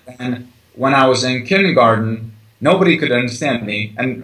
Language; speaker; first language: English; early bilingual, other home language; Chechen